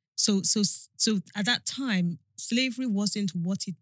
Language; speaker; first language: English; non-native, local second language; Yoruba